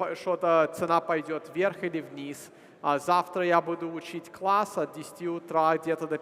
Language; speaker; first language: Russian; early bilingual, heritage; Russian